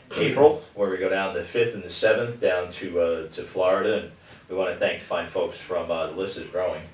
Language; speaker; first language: English; native; English